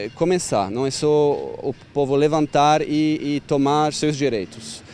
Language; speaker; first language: Portuguese; non-native, fluent; French